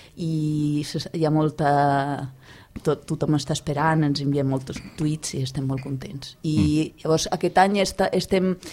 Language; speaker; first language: Catalan; non-native, fluent; Italian